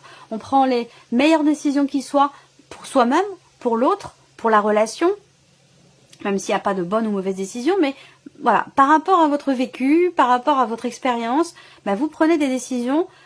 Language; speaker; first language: French; native; French